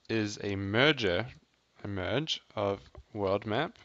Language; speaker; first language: English; native; English